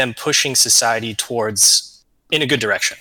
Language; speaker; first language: English; native; English